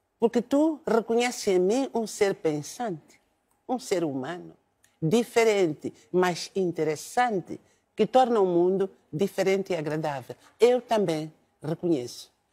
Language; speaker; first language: Portuguese; non-native, local second language; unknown